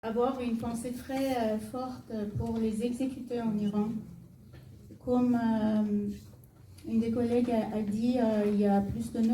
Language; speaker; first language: French; non-native, fluent; Persian